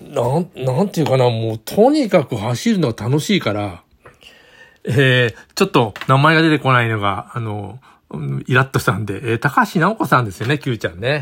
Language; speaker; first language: Japanese; native; Japanese